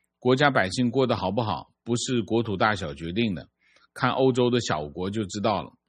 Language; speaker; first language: Chinese; native; Chinese